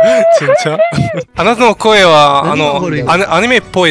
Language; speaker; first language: Japanese; non-native, learner; English